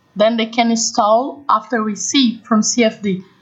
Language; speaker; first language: English; non-native, fluent; Portuguese